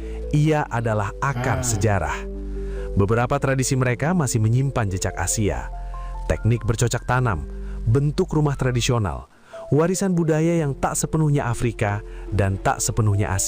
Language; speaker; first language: Indonesian; native; Indonesian